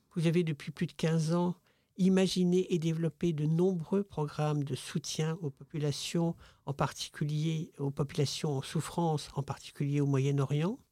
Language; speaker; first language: French; native; French